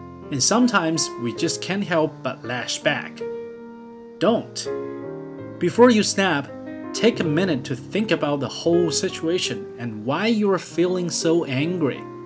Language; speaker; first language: English; non-native, fluent; Chinese